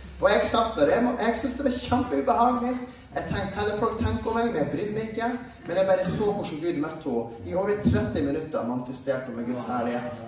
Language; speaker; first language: Norwegian; native; Norwegian